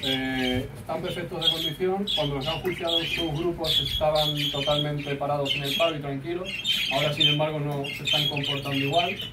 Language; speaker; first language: Spanish; native; Spanish